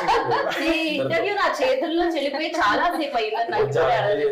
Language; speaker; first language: Telugu; native; Telugu